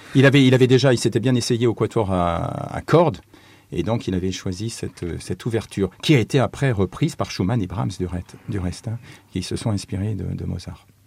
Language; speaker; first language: French; native; French